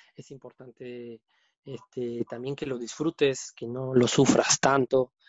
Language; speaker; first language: Spanish; native; Spanish